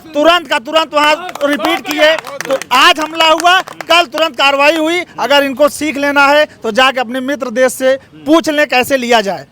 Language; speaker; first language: Hindi; native; Hindi